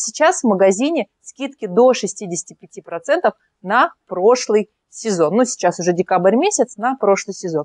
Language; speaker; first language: Russian; native; Russian